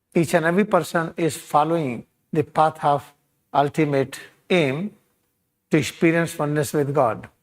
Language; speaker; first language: English; non-native, local second language; Hindi